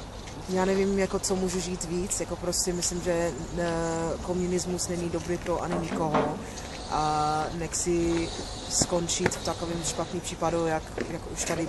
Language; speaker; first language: Czech; non-native, learner; English